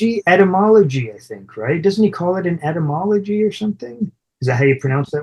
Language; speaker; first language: English; native; English